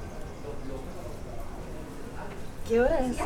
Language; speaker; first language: Spanish; non-native, fluent; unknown